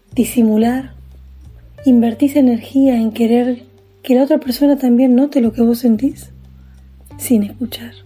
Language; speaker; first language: English; non-native, fluent; Spanish